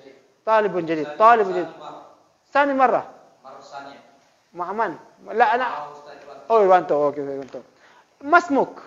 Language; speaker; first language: Arabic; non-native, fluent; Indonesian